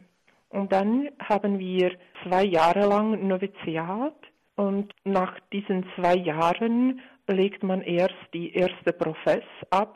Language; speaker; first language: German; non-native, fluent; Czech